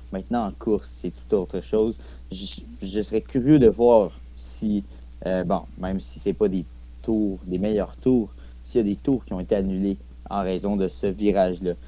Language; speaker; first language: French; native; French